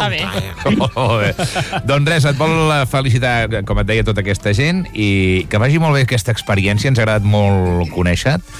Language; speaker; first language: Catalan; native; Catalan